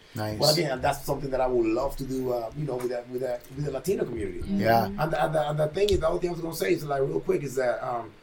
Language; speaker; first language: English; non-native, fluent; Spanish